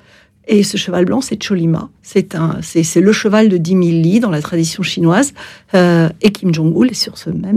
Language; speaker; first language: French; native; French